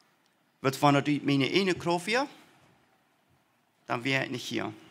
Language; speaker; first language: German; non-native, learner; Plautdietsch